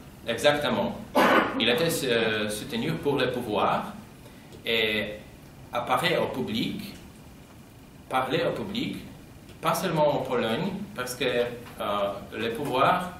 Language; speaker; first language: French; non-native, fluent; Polish